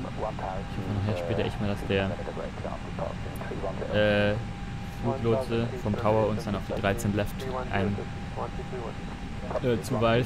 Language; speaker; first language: German; native; German